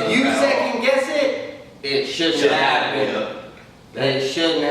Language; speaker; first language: English; native; English